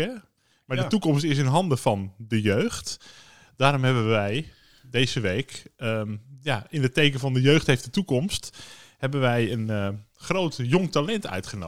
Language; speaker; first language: Dutch; native; Dutch